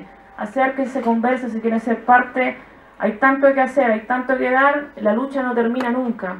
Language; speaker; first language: Spanish; native; Spanish